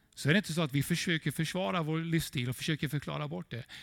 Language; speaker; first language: Swedish; native; Swedish